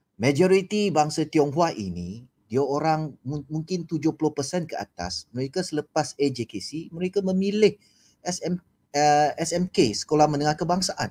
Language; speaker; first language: Malay; non-native, local second language; Chinese